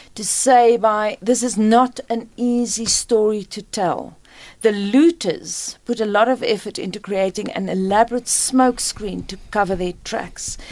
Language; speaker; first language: English; non-native, local second language; Afrikaans